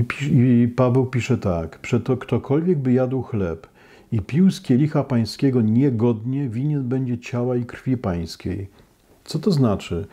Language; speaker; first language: Polish; native; Polish